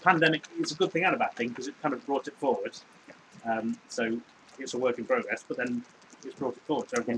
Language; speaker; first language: English; native; English